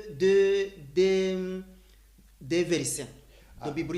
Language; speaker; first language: French; non-native, learner; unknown